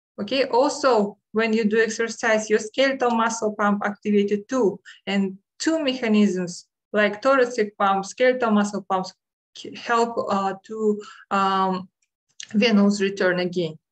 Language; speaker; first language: English; non-native, learner; Russian